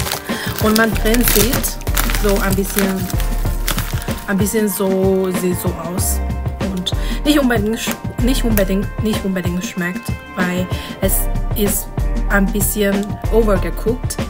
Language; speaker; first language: German; non-native, learner; Chinese